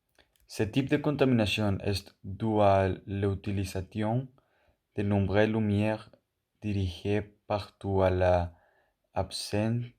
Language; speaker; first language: French; non-native, learner; Spanish